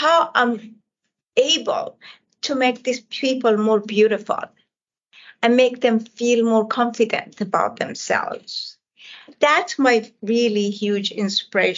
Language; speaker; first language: English; non-native, fluent; Persian